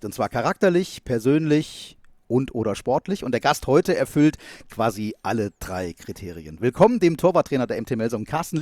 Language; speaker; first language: German; native; German